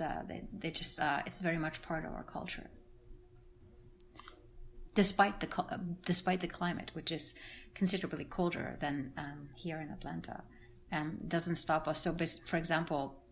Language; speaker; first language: English; non-native, fluent; Norwegian